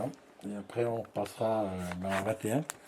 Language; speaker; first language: French; native; French